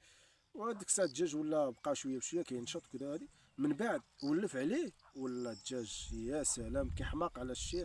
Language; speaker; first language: Arabic; native; Arabic